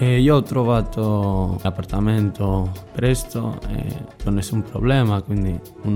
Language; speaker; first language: Italian; non-native, learner; Spanish